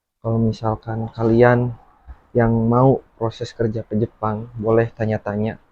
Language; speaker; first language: Indonesian; native; Indonesian